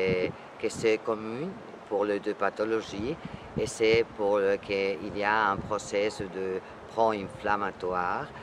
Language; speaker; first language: French; non-native, fluent; Spanish